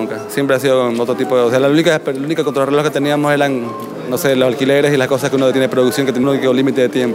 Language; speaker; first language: Spanish; native; Spanish